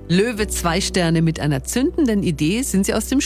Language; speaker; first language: German; native; German